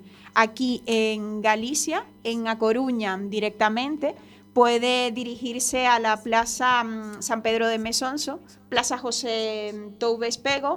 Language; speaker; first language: Spanish; native; Spanish